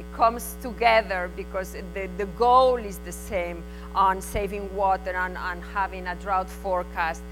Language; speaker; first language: English; non-native, fluent; Spanish